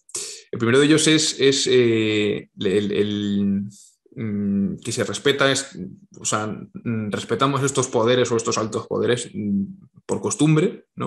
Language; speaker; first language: Spanish; native; Spanish